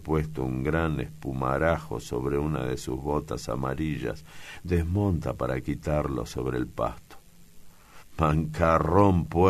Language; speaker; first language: Spanish; native; Spanish